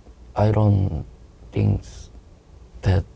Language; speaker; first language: English; non-native, learner; Korean